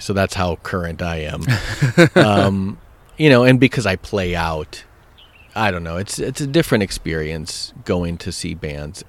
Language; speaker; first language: English; native; English